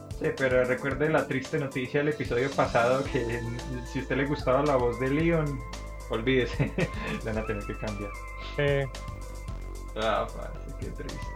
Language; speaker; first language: Spanish; native; Spanish